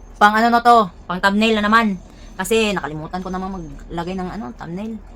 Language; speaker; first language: Filipino; non-native, local second language; Cebuano